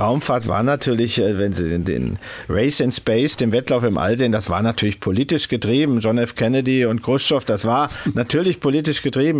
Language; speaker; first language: German; native; German